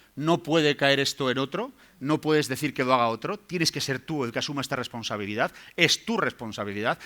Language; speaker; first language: Spanish; native; Spanish